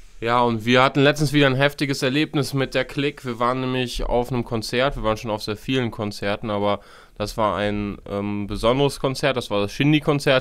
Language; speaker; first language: German; native; German